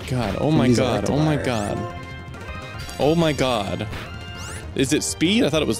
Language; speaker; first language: English; native; English